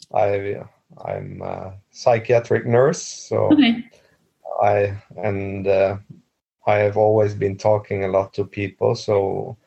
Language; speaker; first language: English; non-native, fluent; Dutch